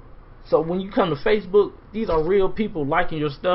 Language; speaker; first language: English; native; English